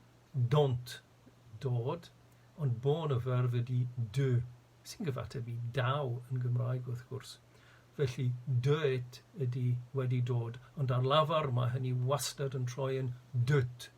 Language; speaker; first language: Welsh; native; Welsh